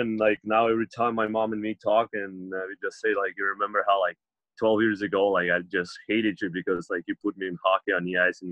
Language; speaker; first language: English; non-native, fluent; Russian